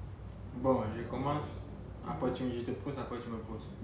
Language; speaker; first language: French; non-native, local second language; Haitian Creole